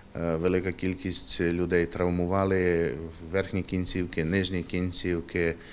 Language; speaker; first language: Ukrainian; native; Ukrainian